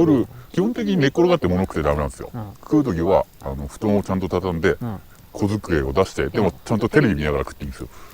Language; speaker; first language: Japanese; native; Japanese